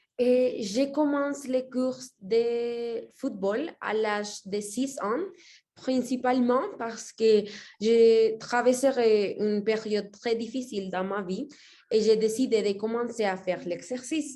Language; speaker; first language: French; non-native, fluent; Spanish